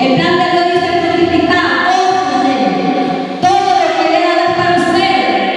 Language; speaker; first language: Spanish; native; Spanish